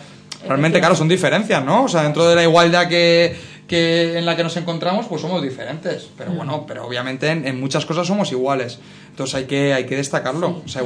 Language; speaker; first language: Spanish; native; Spanish